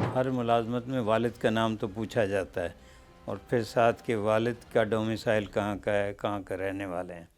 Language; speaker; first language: Urdu; native; Urdu